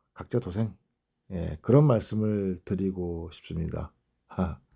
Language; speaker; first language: Korean; native; Korean